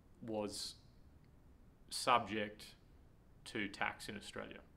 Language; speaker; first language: English; native; English